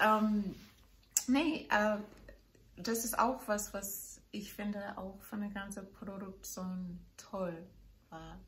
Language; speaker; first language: German; non-native, fluent; English